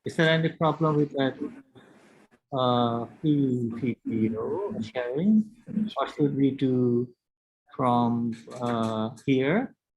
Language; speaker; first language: English; non-native, learner; Indonesian